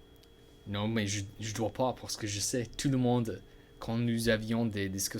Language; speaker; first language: French; non-native, learner; English